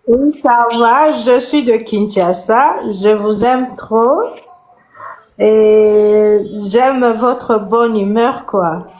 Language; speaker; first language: French; non-native, local second language; Lingala